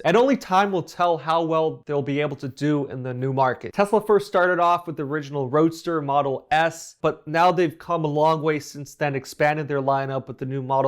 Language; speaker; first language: English; native; English